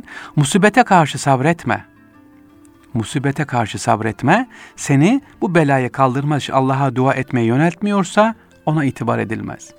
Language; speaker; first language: Turkish; native; Turkish